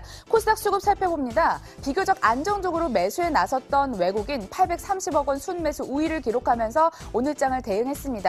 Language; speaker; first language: Korean; native; Korean